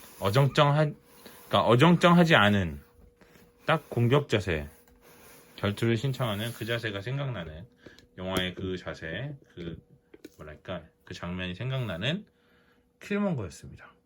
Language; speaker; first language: Korean; native; Korean